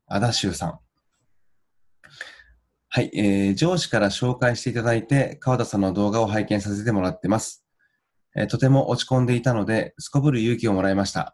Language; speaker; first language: Japanese; native; Japanese